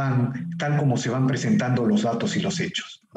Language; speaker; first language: Spanish; native; Spanish